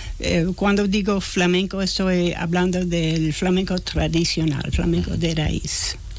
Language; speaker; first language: Spanish; non-native, fluent; English